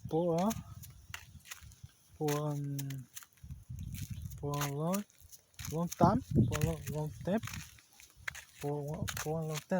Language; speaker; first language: French; non-native, learner; Portuguese